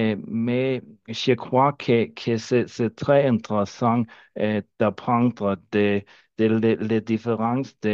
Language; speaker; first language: French; non-native, learner; Danish